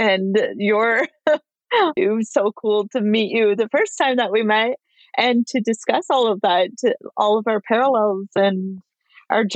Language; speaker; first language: English; native; English